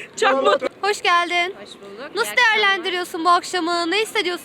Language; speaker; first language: Turkish; native; Turkish